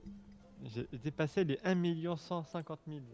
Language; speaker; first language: French; native; French